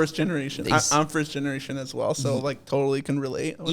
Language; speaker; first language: English; native; English